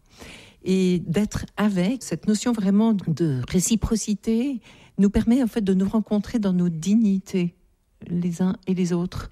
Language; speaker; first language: French; native; French